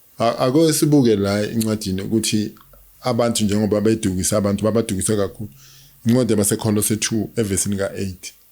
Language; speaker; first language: Zulu; native; Zulu